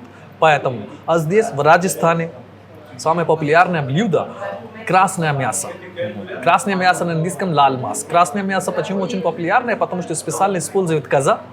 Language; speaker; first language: Russian; non-native, learner; Hindi